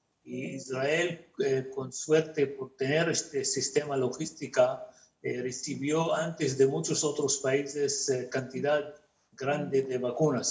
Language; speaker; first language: Spanish; non-native, fluent; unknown